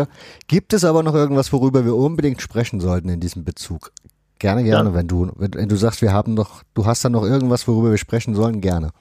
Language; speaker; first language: German; native; German